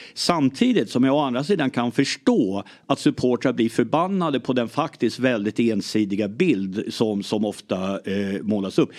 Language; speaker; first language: Swedish; early bilingual, other home language; English